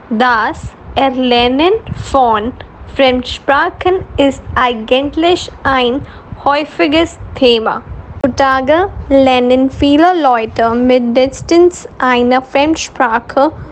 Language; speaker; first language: German; non-native, learner; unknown